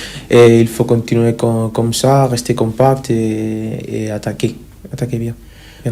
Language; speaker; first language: French; non-native, fluent; Spanish